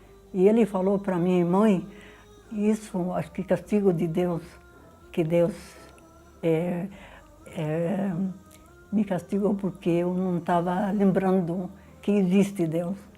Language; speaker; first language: Portuguese; non-native, learner; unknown